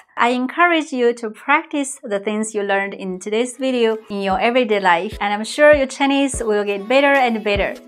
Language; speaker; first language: English; non-native, fluent; Chinese